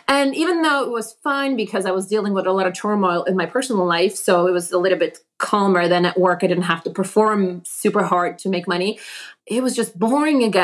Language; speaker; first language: English; non-native, fluent; Polish